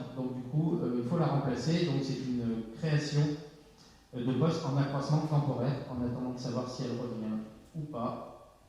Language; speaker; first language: French; native; French